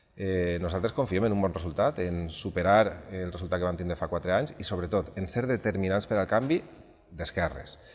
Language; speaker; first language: Catalan; native; Catalan